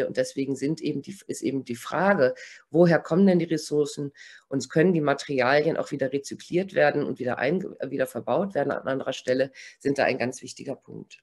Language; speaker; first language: German; native; German